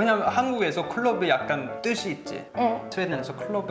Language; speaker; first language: Korean; non-native, learner; Swedish